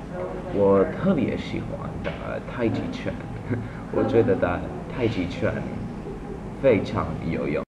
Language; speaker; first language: Chinese; non-native, learner; English